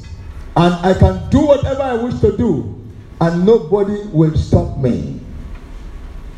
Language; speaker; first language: English; non-native, local second language; Hausa